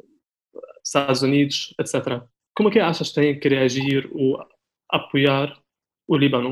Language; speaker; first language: Portuguese; non-native, fluent; Arabic